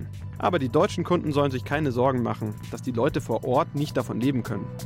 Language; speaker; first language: German; native; German